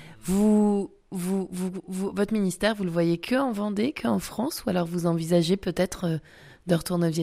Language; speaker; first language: French; native; French